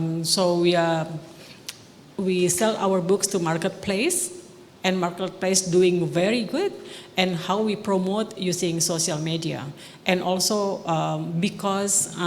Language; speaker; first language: English; non-native, local second language; Indonesian